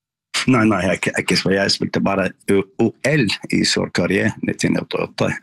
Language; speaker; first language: Norwegian; non-native, learner; Arabic